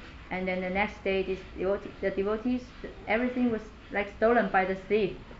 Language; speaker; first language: English; non-native, learner; Chinese